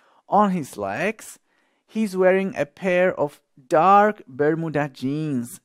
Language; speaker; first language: English; non-native, fluent; Slovak